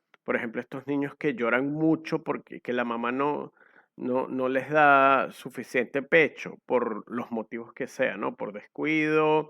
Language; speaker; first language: Spanish; native; Spanish